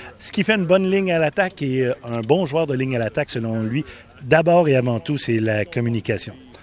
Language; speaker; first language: French; native; French